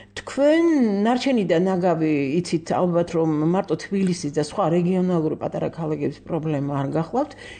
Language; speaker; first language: Georgian; native; Georgian